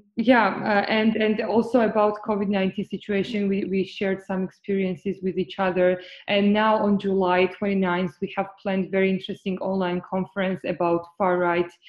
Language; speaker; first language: English; non-native, fluent; Georgian